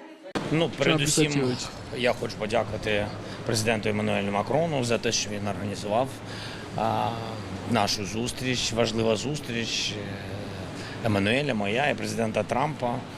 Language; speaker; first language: Ukrainian; non-native, local second language; Russian